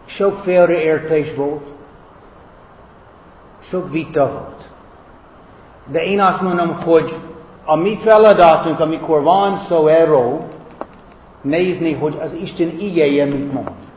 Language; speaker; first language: Hungarian; non-native, fluent; English